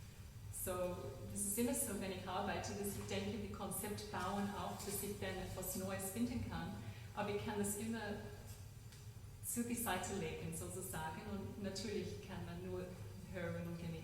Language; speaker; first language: German; non-native, learner; English